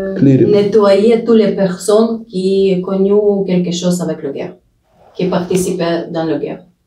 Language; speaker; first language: French; non-native, learner; Russian